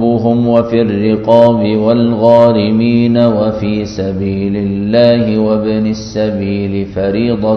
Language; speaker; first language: Arabic; native; Arabic